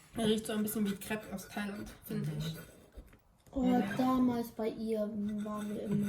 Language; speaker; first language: German; early bilingual, other home language; Thai